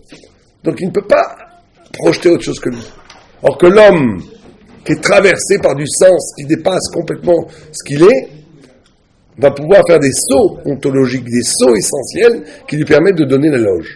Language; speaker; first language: French; native; French